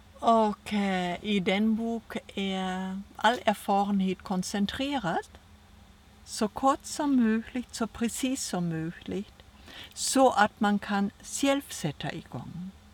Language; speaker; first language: Swedish; non-native, fluent; German